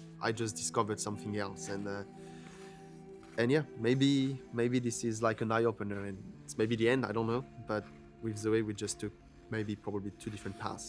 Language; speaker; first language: English; non-native, fluent; French